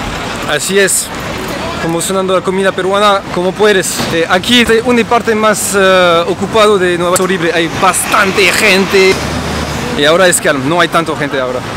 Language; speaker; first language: Spanish; non-native, learner; French